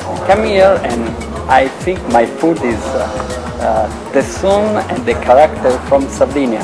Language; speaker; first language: English; non-native, learner; Italian